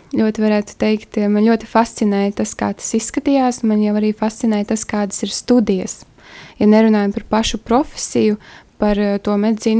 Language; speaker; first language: Latvian; native; Latvian